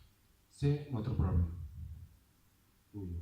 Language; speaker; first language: French; non-native, learner; Arabic